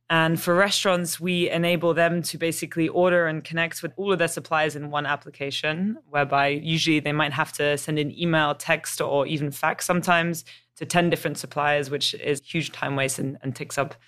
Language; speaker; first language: English; native; English